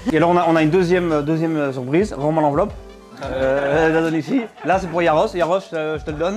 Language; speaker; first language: French; native; French